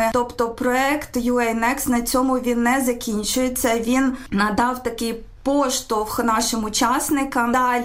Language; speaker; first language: Ukrainian; native; Ukrainian